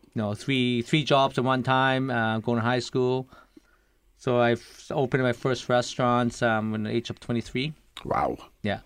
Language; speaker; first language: English; early bilingual, other home language; Lao